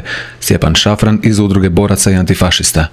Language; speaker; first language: Croatian; native; Croatian